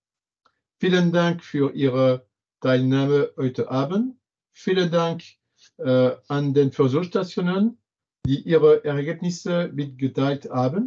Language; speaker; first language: German; non-native, fluent; French